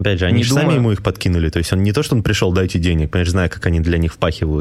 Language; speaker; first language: Russian; native; Russian